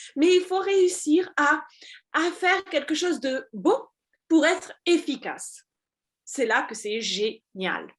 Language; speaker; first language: French; native; French